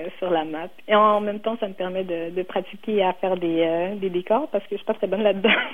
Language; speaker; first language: French; native; French